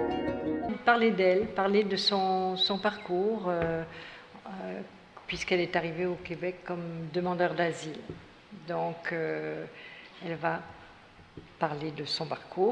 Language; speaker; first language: French; native; French